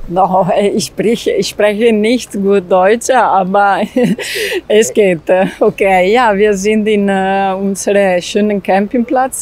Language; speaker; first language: German; non-native, learner; Italian